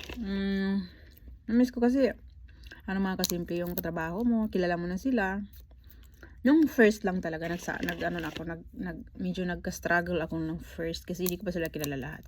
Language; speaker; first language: Filipino; native; Filipino